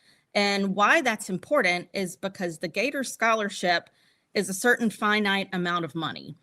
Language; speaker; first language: English; native; English